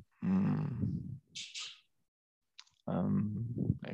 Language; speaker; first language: German; non-native, learner; Czech